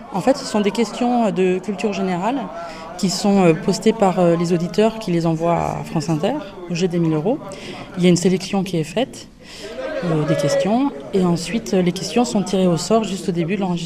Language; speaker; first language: French; native; French